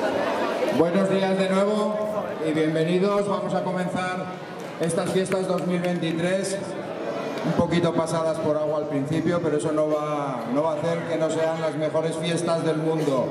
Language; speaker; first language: Spanish; native; Spanish